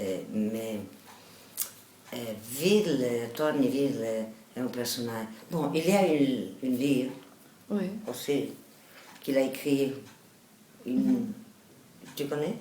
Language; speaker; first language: French; non-native, learner; Catalan